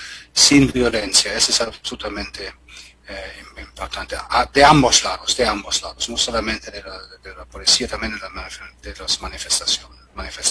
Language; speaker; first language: Spanish; non-native, fluent; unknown